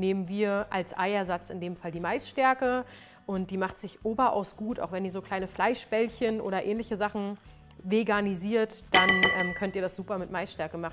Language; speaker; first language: German; native; German